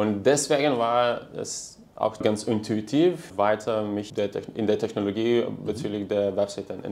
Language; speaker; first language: German; non-native, fluent; Lithuanian